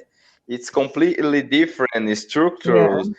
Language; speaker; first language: English; non-native, learner; Portuguese